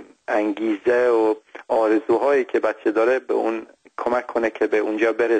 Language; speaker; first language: Persian; non-native, fluent; Swedish